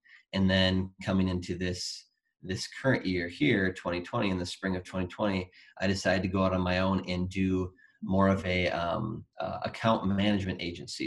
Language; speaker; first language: English; native; English